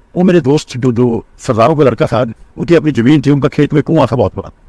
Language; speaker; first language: Hindi; non-native, local second language; Punjabi